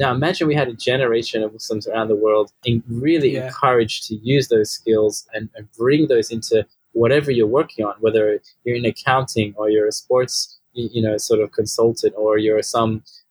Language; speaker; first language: English; native; English